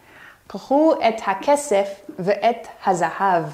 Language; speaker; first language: Hebrew; non-native, fluent; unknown